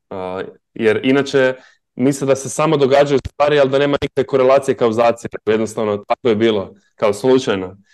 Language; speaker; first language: Croatian; native; Croatian